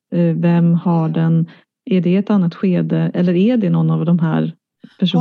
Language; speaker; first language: Swedish; native; Swedish